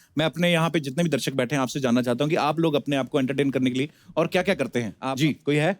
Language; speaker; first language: Hindi; non-native, local second language; Punjabi